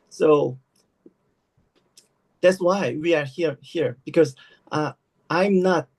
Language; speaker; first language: English; non-native, learner; Korean